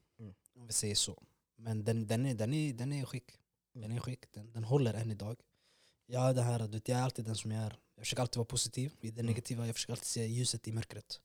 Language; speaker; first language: Swedish; early bilingual, other home language; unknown